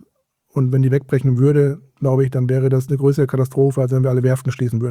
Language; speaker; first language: German; native; German